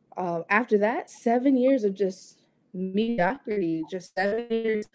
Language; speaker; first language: English; native; English